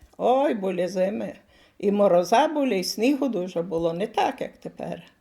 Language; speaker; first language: Ukrainian; native; Ukrainian